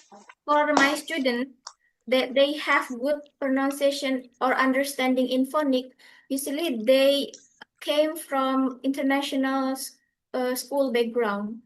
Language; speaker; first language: English; non-native, fluent; Indonesian